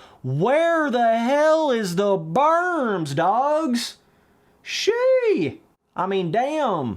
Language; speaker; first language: English; native; English